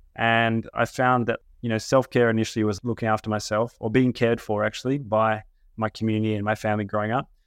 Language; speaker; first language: English; native; English